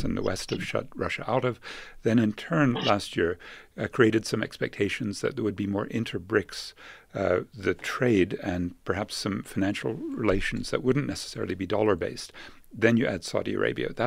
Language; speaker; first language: English; native; English